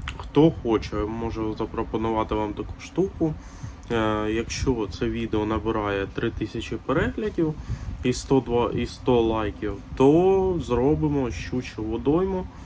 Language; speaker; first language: Ukrainian; non-native, local second language; Russian